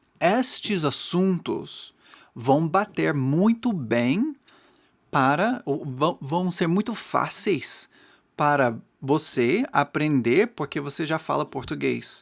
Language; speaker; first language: Portuguese; non-native, fluent; English